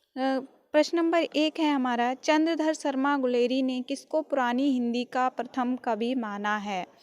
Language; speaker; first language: Hindi; native; Hindi